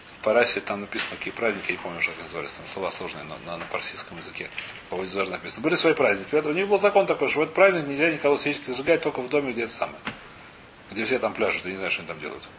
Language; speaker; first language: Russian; early bilingual, heritage; Russian